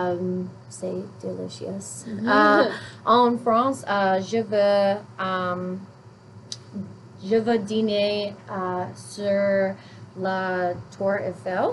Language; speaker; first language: French; non-native, learner; English